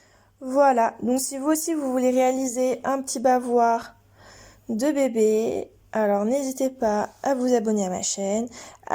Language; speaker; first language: French; native; French